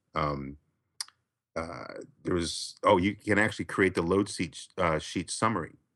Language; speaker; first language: English; native; English